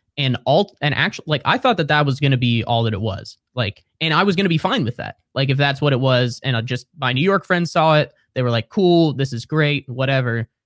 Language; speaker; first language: English; native; English